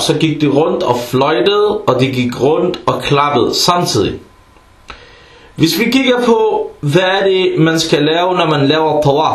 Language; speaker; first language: Danish; early bilingual, other home language; Arabic